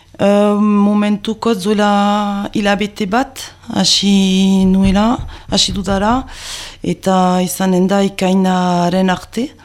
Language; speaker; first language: Basque; non-native, local second language; French